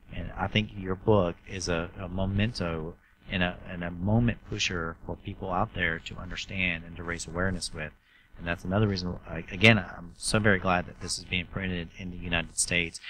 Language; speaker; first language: English; native; English